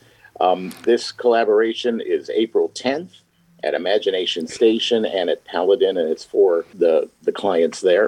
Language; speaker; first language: English; native; English